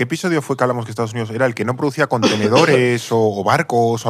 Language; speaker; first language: Spanish; native; Spanish